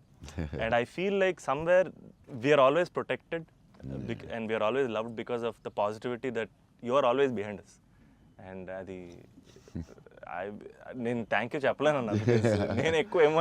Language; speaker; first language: Telugu; native; Telugu